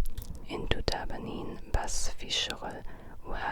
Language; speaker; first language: Arabic; non-native, learner; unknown